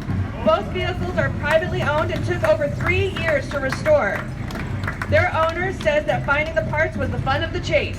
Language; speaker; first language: English; native; English